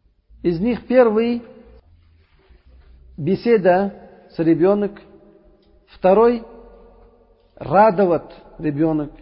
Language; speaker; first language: Russian; non-native, learner; Uzbek